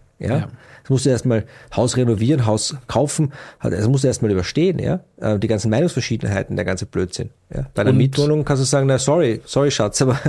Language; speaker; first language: German; native; German